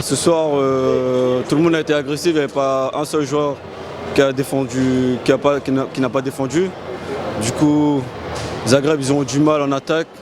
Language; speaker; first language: French; native; French